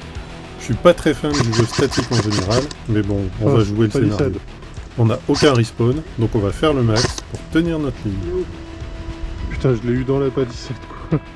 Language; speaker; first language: French; native; French